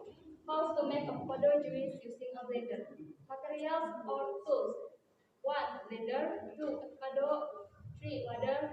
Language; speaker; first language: English; non-native, learner; Indonesian